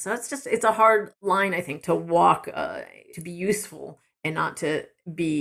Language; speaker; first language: English; native; English